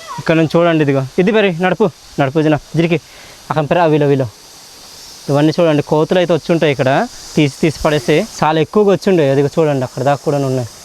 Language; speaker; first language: Telugu; non-native, local second language; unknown